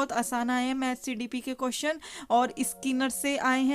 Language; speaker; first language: Hindi; native; Hindi